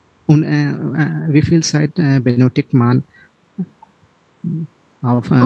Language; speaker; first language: German; non-native, learner; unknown